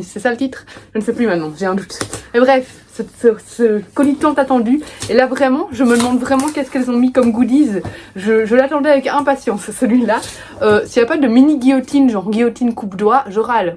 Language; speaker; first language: French; native; French